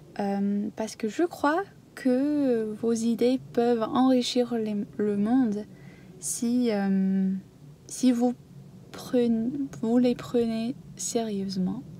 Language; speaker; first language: French; non-native, fluent; English